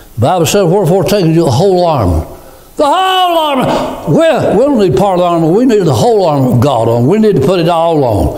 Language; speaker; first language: English; native; English